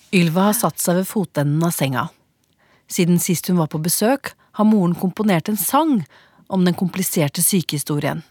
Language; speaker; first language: Norwegian; native; Norwegian